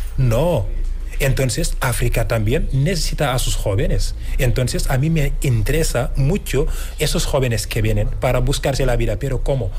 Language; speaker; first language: Spanish; non-native, fluent; Wolof